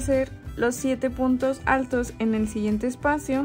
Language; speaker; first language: Spanish; native; Spanish